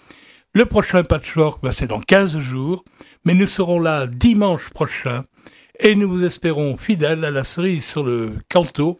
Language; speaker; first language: French; native; French